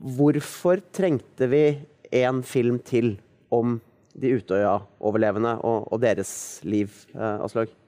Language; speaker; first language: Norwegian; native; Norwegian